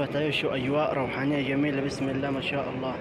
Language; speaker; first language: Arabic; native; Arabic